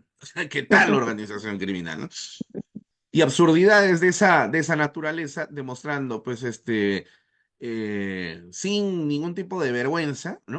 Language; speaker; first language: Spanish; native; Spanish